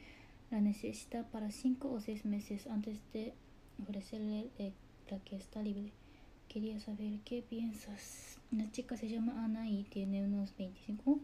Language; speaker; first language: Spanish; non-native, learner; Japanese